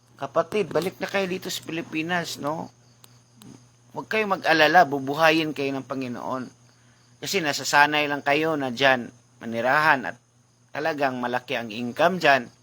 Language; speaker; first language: Filipino; non-native, local second language; Cebuano